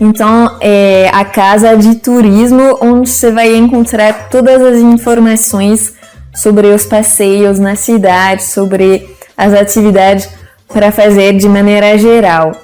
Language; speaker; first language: Portuguese; non-native, fluent; French